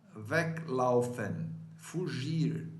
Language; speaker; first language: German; non-native, fluent; Portuguese